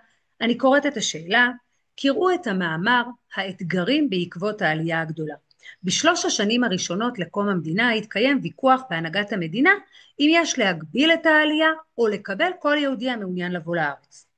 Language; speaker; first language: Hebrew; native; Hebrew